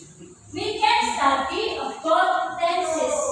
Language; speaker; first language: English; non-native, learner; Indonesian